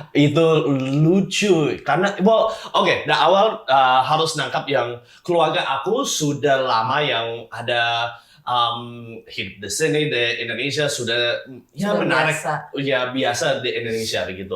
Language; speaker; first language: Indonesian; non-native, fluent; English